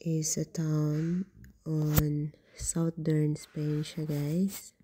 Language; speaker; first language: English; non-native, local second language; Filipino